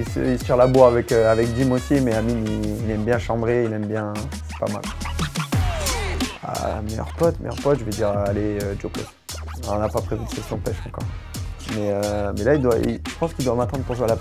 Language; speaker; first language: French; native; French